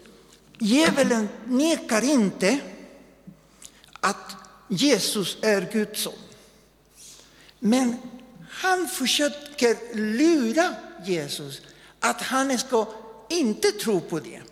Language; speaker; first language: Swedish; non-native, fluent; Spanish